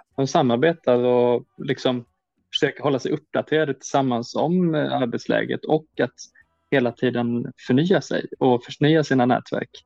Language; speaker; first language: Swedish; native; Swedish